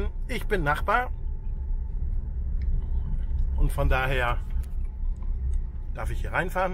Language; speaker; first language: German; native; German